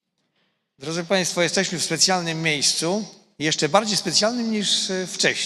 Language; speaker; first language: Polish; native; Polish